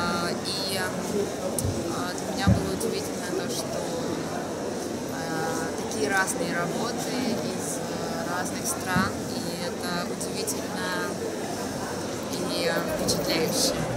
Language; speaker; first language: Russian; non-native, fluent; German